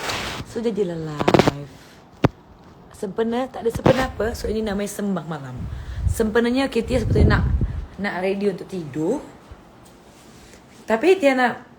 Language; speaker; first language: Malay; native; Malay